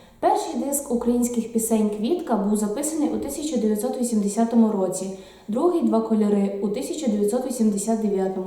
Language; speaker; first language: Ukrainian; native; Ukrainian